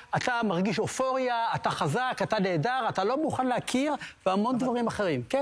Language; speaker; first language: Hebrew; native; Hebrew